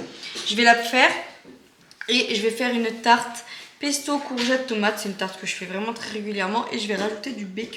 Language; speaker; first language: French; native; French